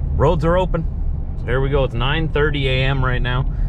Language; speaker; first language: English; native; English